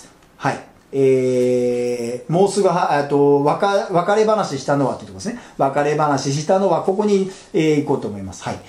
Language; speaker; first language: Japanese; native; Japanese